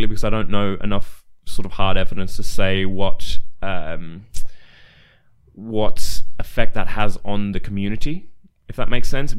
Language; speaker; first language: English; native; English